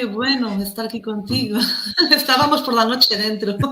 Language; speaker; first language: Spanish; non-native, fluent; Portuguese